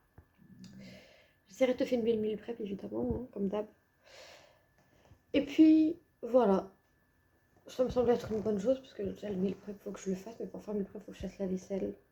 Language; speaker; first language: French; native; French